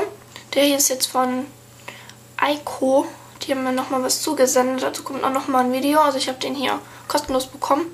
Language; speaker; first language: German; native; German